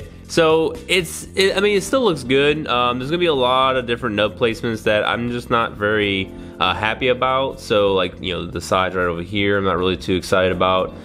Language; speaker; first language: English; native; English